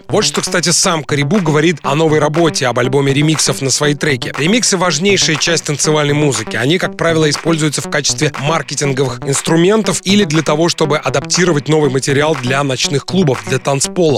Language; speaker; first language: Russian; native; Russian